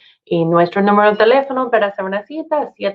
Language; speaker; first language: Spanish; non-native, fluent; English